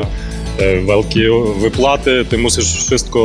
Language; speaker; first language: Polish; non-native, learner; Ukrainian